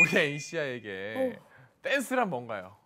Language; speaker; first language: Korean; native; Korean